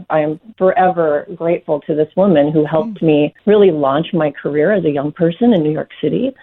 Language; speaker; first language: English; native; English